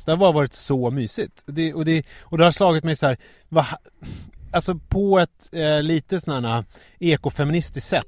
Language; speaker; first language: Swedish; native; Swedish